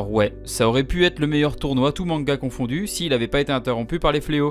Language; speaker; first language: French; native; French